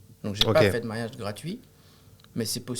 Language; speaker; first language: French; native; French